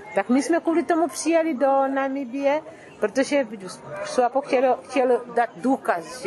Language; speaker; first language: Czech; early bilingual, other home language; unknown